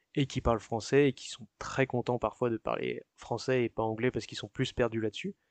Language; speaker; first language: French; native; French